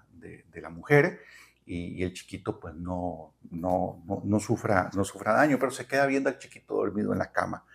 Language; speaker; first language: Spanish; native; Spanish